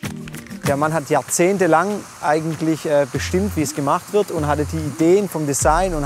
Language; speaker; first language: German; native; German